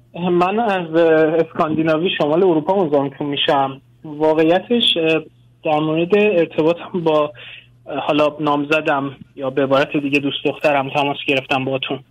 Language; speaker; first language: Persian; non-native, local second language; Kurdish